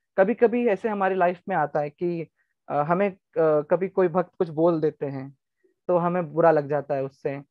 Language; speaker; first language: Hindi; non-native, local second language; Gujarati